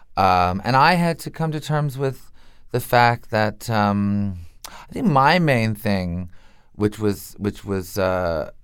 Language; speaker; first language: English; native; English